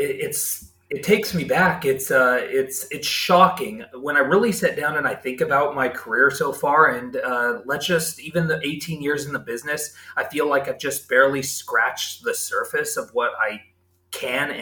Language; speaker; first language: English; native; English